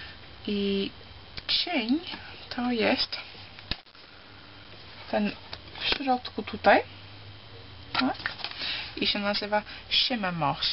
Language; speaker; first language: Polish; early bilingual, heritage; Polish